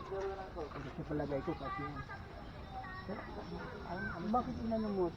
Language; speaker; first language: Filipino; native; Filipino